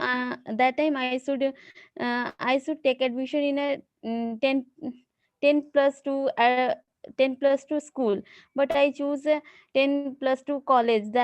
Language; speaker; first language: English; non-native, learner; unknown